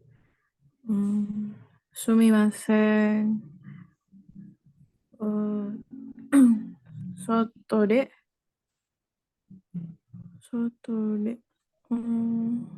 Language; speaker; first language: Japanese; non-native, learner; Indonesian